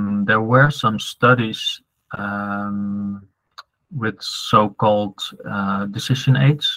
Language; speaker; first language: English; non-native, fluent; Dutch